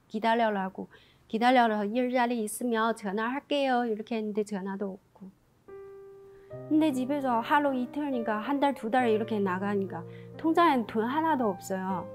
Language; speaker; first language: Korean; non-native, learner; Chinese